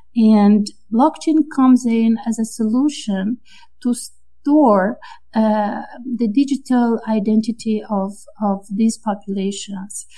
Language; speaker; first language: English; non-native, fluent; Romanian